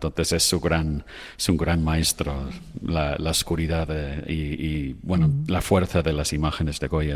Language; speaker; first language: Spanish; non-native, fluent; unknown